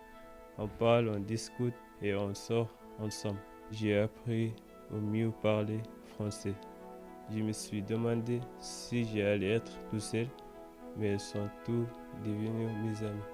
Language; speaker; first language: French; non-native, learner; Arabic